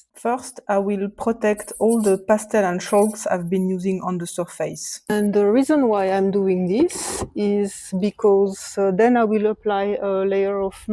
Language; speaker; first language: English; non-native, fluent; French